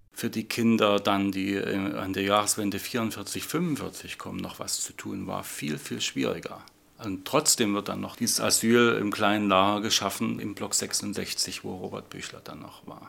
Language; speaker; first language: German; native; German